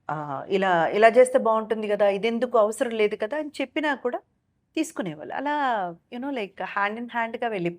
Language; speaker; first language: Telugu; native; Telugu